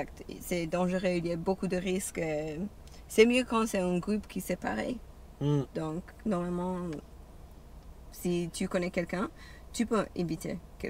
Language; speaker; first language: French; non-native, learner; English